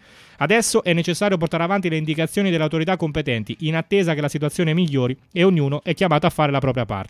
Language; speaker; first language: Italian; native; Italian